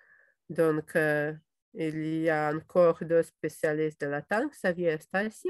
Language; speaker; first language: French; non-native, fluent; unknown